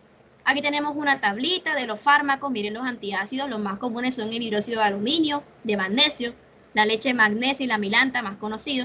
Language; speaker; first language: Spanish; native; Spanish